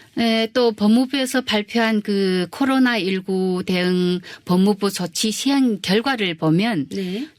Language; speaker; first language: Korean; early bilingual, heritage; Korean